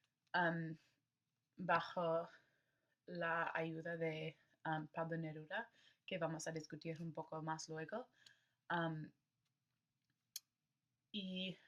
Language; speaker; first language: Spanish; non-native, learner; English